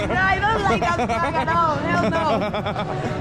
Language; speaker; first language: English; non-native, learner; Spanish